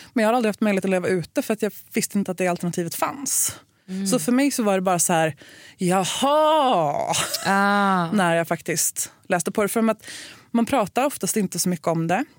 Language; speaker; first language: Swedish; native; Swedish